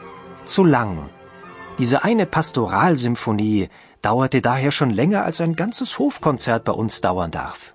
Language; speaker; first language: German; native; German